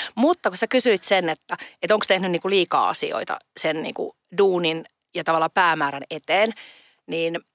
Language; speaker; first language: Finnish; native; Finnish